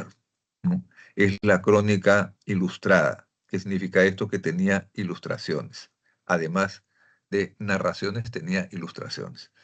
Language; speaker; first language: Spanish; native; Spanish